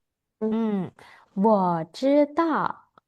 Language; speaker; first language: Chinese; non-native, fluent; Indonesian